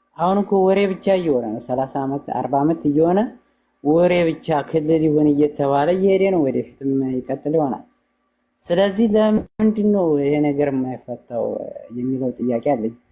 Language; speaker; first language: Amharic; native; Amharic